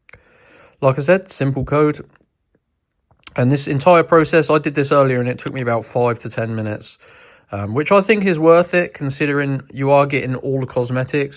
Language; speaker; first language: English; native; English